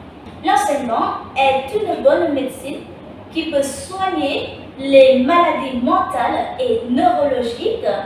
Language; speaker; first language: French; non-native, local second language; Khmer